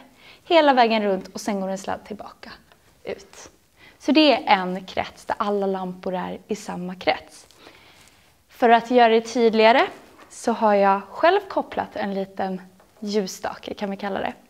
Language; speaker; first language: Swedish; native; Swedish